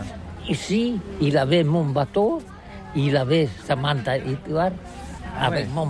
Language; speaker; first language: French; non-native, learner; Catalan